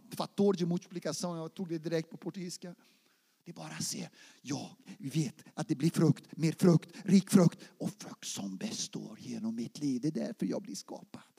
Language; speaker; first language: Swedish; non-native, fluent; Portuguese